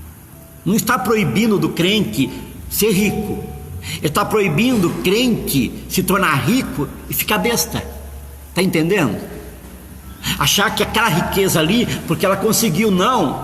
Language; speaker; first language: Portuguese; native; Portuguese